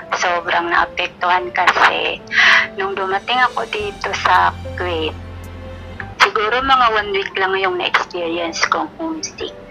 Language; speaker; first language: Filipino; non-native, local second language; Bikol